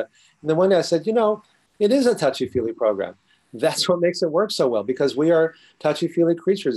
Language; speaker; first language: English; native; English